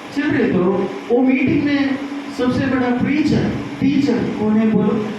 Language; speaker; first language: Hindi; non-native, local second language; Telugu